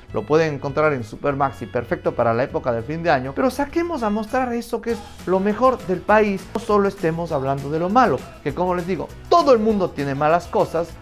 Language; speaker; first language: Spanish; native; Spanish